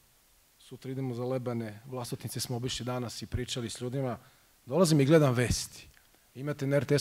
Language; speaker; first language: Croatian; native; Croatian